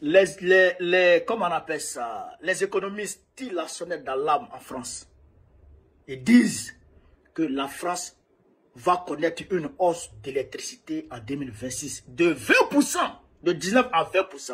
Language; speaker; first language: French; non-native, local second language; Bambara